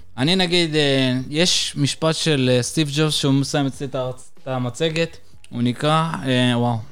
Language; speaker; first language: Hebrew; early bilingual, other home language; Russian